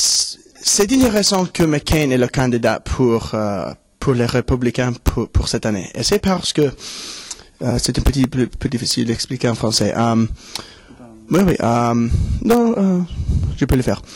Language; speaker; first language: French; non-native, learner; English